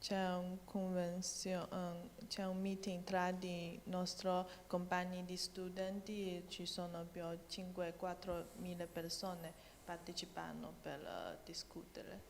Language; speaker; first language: Italian; non-native, learner; Chinese